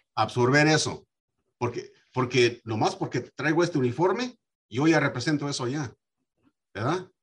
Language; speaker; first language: Spanish; early bilingual, heritage; Spanish